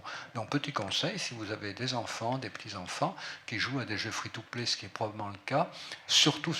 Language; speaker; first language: French; native; French